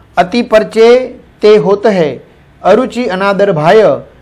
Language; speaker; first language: Hindi; non-native, local second language; Gujarati